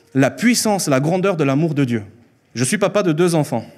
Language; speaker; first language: French; early bilingual, other home language; Spanish